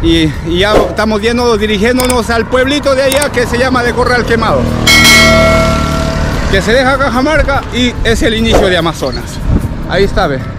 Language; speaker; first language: Spanish; native; Spanish